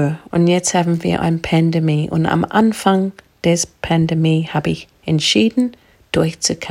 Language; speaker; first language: German; non-native, fluent; English